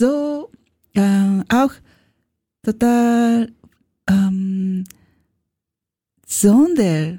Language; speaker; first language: German; non-native, learner; Japanese